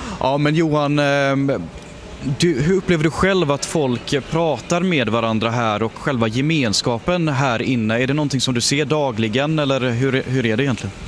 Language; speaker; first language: Swedish; native; Swedish